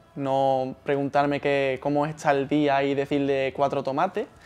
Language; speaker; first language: Spanish; native; Spanish